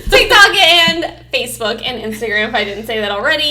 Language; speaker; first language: English; native; English